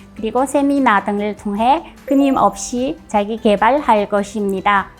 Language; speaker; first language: Korean; non-native, fluent; Chinese